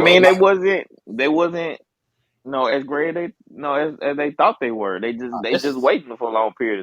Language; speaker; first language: English; native; English